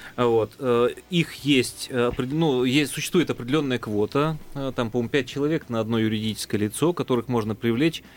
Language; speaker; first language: Russian; native; Russian